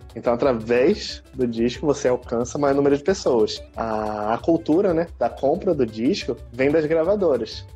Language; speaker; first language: Portuguese; native; Portuguese